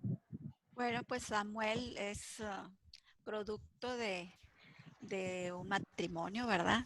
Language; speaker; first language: Spanish; native; Spanish